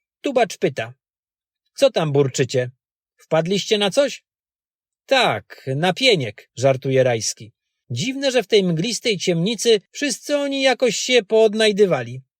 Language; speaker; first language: Polish; native; Polish